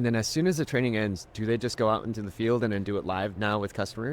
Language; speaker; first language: English; native; English